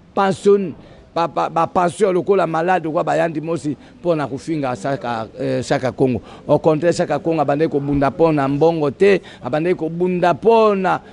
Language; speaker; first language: Lingala; non-native, local second language; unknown